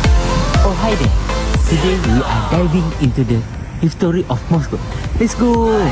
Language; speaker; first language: English; non-native, learner; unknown